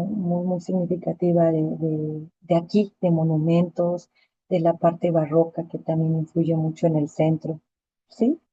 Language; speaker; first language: Spanish; native; Spanish